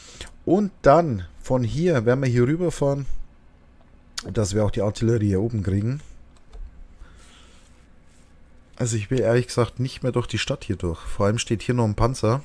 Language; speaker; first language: German; native; German